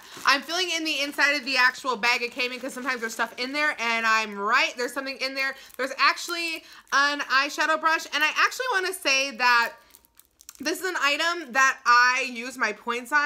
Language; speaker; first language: English; native; English